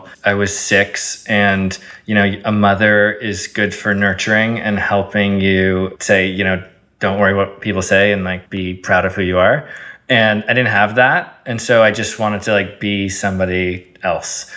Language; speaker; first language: English; early bilingual, other home language; Arabic